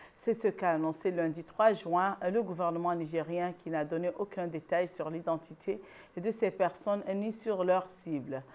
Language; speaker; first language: French; non-native, local second language; Arabic